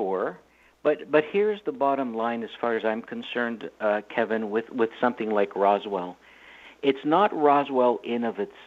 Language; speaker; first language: English; native; English